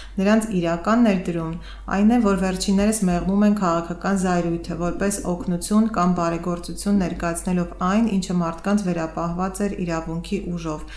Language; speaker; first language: Armenian; native; Armenian